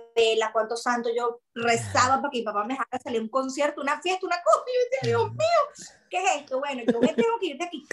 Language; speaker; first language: Spanish; native; Spanish